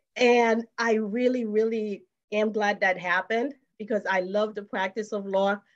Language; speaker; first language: English; non-native, fluent; Haitian Creole